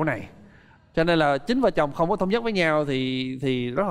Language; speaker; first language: Vietnamese; non-native, fluent; English